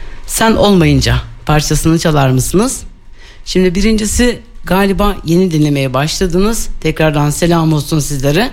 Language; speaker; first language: Turkish; native; Turkish